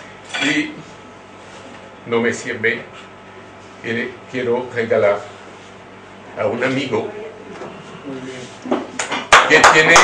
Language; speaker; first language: Spanish; non-native, learner; French